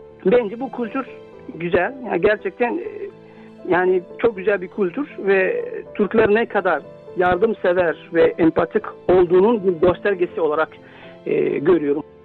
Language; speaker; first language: Turkish; non-native, fluent; Indonesian